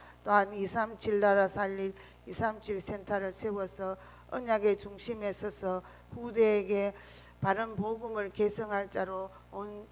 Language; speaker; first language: Korean; native; Korean